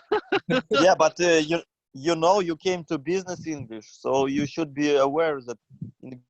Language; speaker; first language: English; non-native, fluent; Russian